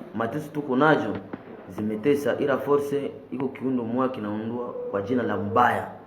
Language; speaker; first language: Swahili; non-native, local second language; Nande